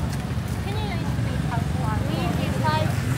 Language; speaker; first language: English; non-native, local second language; Cebuano